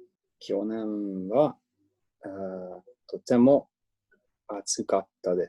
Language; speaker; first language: Japanese; non-native, learner; English